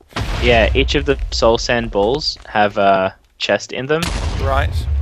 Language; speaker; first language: English; native; English